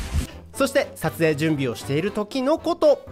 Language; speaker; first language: Japanese; native; Japanese